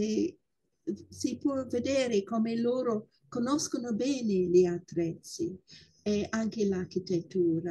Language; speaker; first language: Italian; non-native, fluent; English